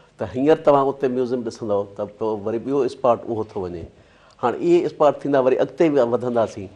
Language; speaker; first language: Sindhi; native; Sindhi